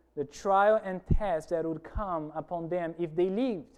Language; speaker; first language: English; non-native, fluent; Portuguese